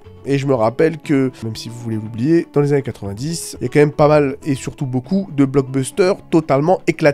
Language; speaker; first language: French; native; French